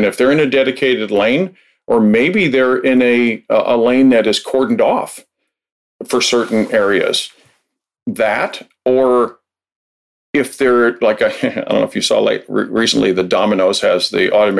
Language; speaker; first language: English; native; English